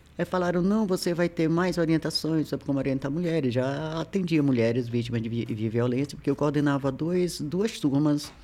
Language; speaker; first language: Portuguese; native; Portuguese